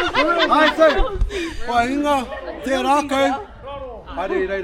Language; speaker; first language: Māori; non-native, learner; English